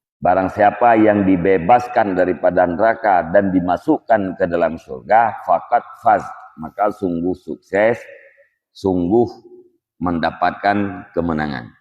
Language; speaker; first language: Malay; non-native, local second language; Achinese